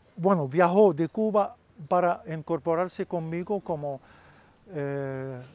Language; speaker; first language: Spanish; non-native, fluent; Arabic